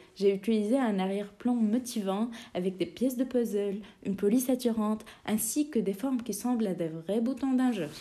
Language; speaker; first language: French; non-native, local second language; Arabic